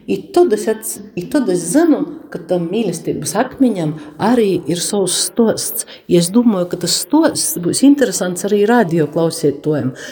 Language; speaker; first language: Latvian; native; Latvian